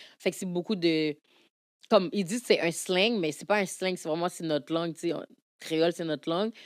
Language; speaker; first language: French; early bilingual, other home language; Haitian Creole